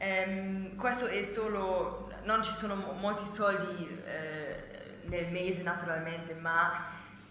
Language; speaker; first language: Italian; non-native, learner; German